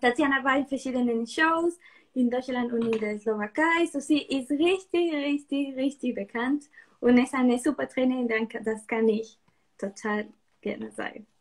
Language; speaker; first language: German; non-native, learner; Spanish